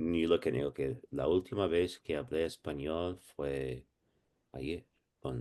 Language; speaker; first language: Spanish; non-native, fluent; English